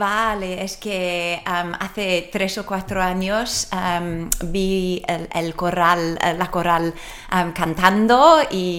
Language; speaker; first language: Spanish; non-native, learner; English